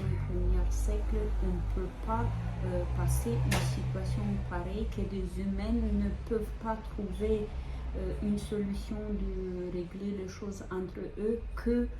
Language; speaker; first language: French; non-native, fluent; Ukrainian